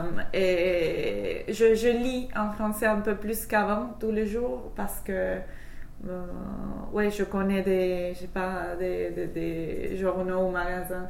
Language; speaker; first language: French; non-native, fluent; English